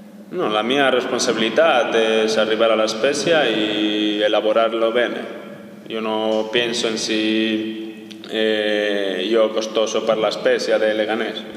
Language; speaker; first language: Italian; non-native, learner; Spanish